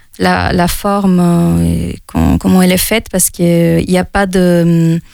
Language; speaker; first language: French; non-native, fluent; Spanish